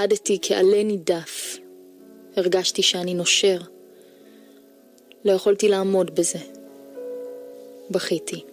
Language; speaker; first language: Hebrew; native; Hebrew